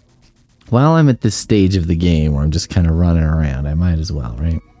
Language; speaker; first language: English; native; English